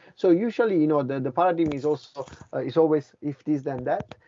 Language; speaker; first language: English; non-native, fluent; Italian